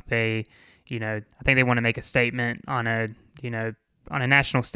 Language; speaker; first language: English; native; English